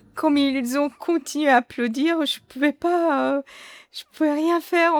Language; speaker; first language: French; non-native, fluent; Korean